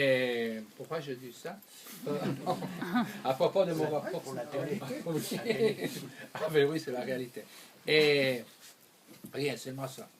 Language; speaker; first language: French; non-native, fluent; Italian